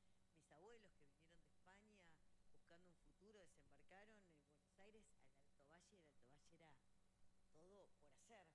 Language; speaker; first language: Spanish; native; Spanish